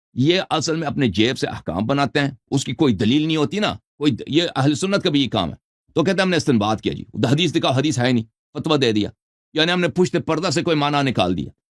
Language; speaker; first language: Urdu; non-native, fluent; Persian